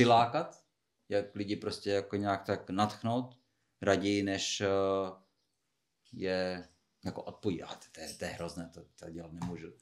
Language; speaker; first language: Czech; non-native, fluent; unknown